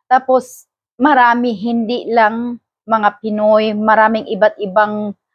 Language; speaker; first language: Filipino; non-native, local second language; Cebuano